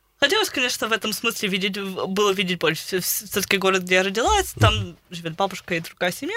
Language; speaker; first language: Russian; early bilingual, heritage; Russian